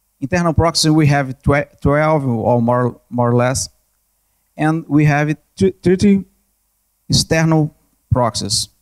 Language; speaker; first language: English; non-native, learner; Portuguese